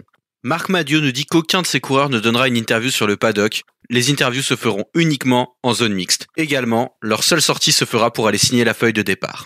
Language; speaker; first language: French; native; French